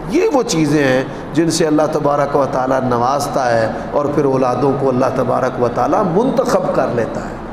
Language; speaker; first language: Urdu; non-native, local second language; Punjabi